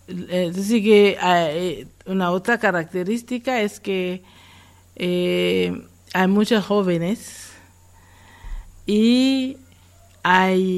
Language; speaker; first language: Spanish; non-native, fluent; Haitian Creole